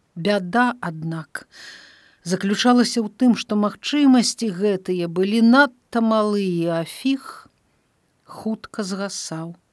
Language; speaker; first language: Belarusian; native; Belarusian